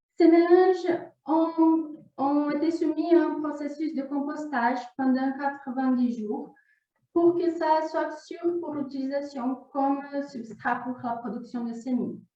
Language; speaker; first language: French; non-native, fluent; Portuguese